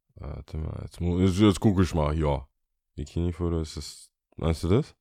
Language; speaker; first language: German; early bilingual, other home language; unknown